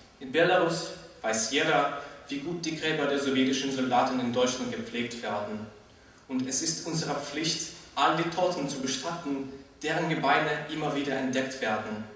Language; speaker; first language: German; non-native, fluent; Russian